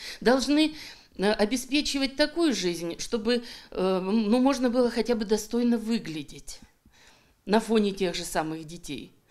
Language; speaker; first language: Russian; native; Russian